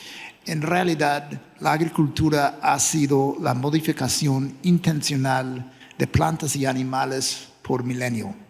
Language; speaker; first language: Spanish; non-native, fluent; English